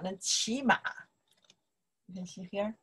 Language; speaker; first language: English; non-native, learner; Chinese